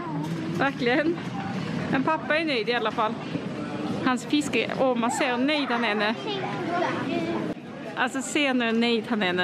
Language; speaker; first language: Swedish; native; Swedish